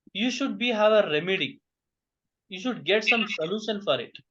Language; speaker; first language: English; non-native, local second language; Kannada